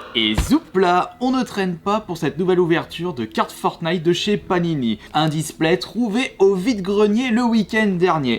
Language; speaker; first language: French; native; French